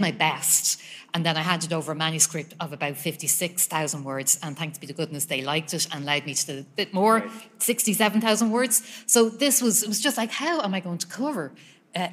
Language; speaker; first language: English; native; English